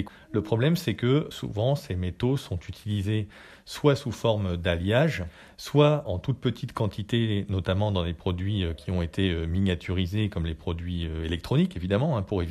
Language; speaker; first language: French; native; French